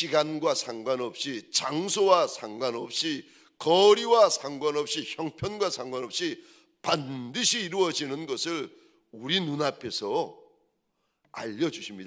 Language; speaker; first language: Korean; native; Korean